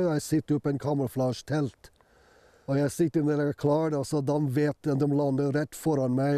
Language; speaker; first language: Norwegian; non-native, fluent; English